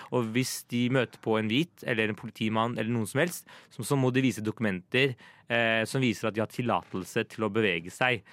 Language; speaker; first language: Norwegian; native; Norwegian